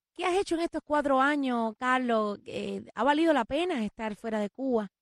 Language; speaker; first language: Spanish; native; Spanish